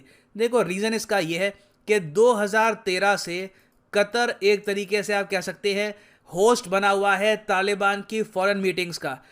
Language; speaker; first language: Hindi; native; Hindi